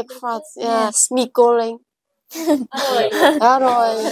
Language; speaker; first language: English; non-native, learner; Thai